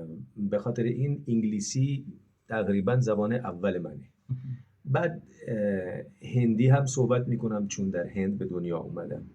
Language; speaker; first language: Persian; non-native, fluent; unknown